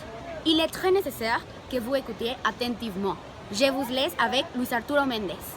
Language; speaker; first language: French; non-native, learner; Spanish